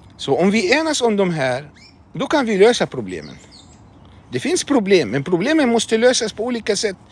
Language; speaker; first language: Swedish; non-native, fluent; Arabic